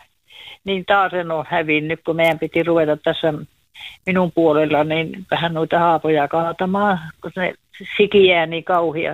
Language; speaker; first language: Finnish; native; Finnish